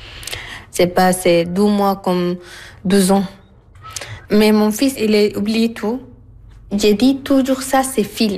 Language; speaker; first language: French; non-native, learner; Arabic